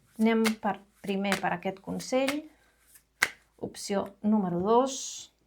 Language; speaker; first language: Catalan; non-native, local second language; Spanish